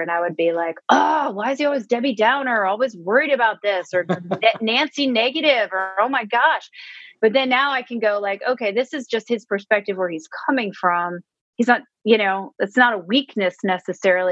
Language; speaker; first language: English; native; English